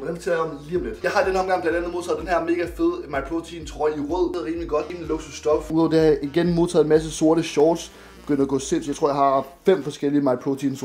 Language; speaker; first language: Danish; native; Danish